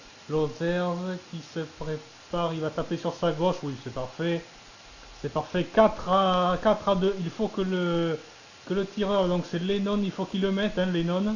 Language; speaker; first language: French; native; French